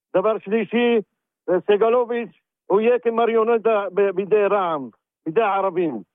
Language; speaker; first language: Hebrew; non-native, fluent; Arabic